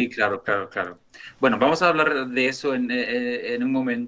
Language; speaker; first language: Spanish; non-native, fluent; English